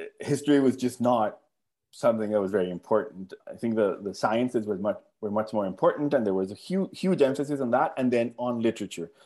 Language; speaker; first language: English; non-native, fluent; Spanish